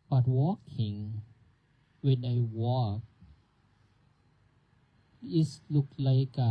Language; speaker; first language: English; non-native, learner; Thai